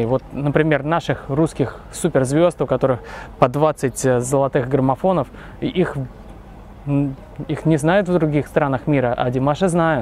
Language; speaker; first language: Russian; native; Russian